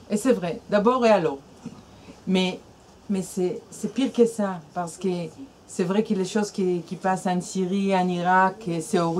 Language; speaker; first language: French; non-native, fluent; Hebrew